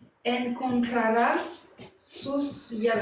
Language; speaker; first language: Spanish; non-native, learner; French